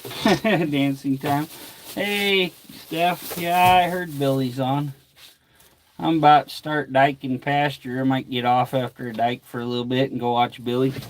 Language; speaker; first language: English; native; English